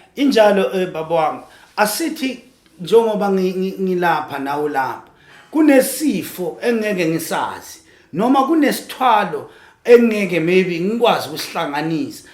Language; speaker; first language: Zulu; native; Zulu